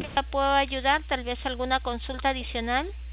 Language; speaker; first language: Spanish; native; Spanish